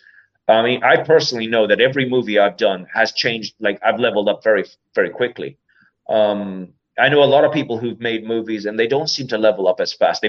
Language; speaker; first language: English; native; English